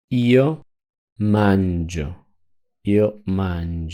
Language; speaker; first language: Italian; non-native, fluent; Spanish